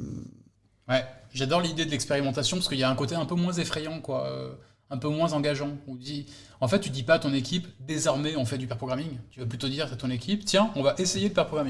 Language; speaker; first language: French; native; French